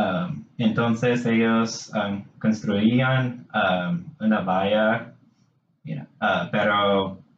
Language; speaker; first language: Spanish; non-native, learner; English